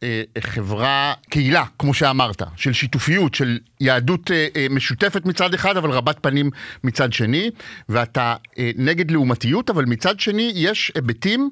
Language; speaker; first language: Hebrew; native; Hebrew